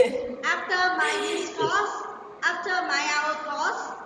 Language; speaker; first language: English; non-native, learner; Vietnamese